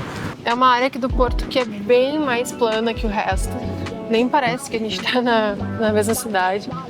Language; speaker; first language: Portuguese; native; Portuguese